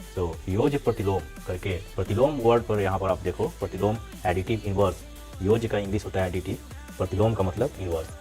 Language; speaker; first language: Hindi; native; Hindi